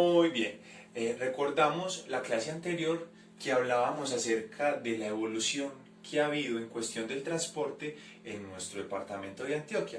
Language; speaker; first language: Spanish; native; Spanish